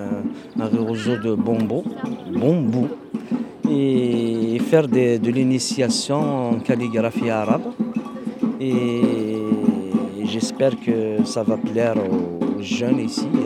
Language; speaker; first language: French; non-native, local second language; Arabic